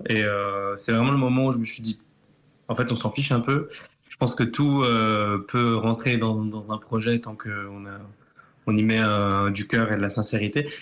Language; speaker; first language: French; early bilingual, other home language; Turkish